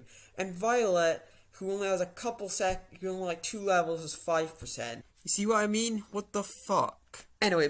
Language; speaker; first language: English; native; English